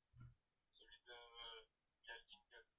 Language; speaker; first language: French; native; French